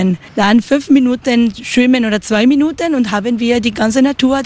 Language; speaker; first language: German; non-native, learner; Spanish